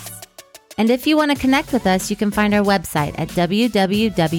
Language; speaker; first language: English; native; English